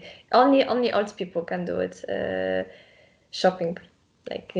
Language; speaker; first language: English; non-native, learner; Polish